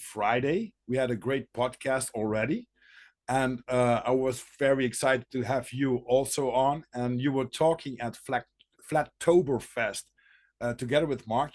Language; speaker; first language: English; non-native, fluent; Dutch